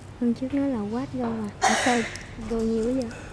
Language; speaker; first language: Vietnamese; native; Vietnamese